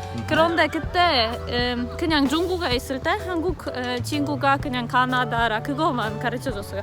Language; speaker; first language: Korean; non-native, fluent; Polish